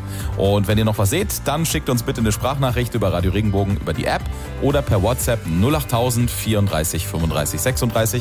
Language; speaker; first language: German; native; German